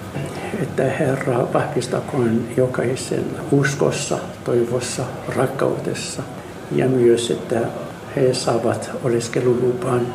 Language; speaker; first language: Finnish; non-native, fluent; Arabic